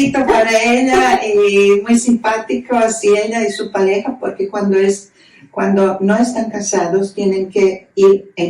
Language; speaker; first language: Spanish; non-native, fluent; Croatian